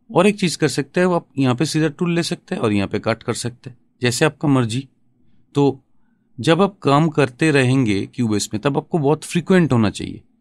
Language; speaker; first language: Hindi; non-native, local second language; Bangla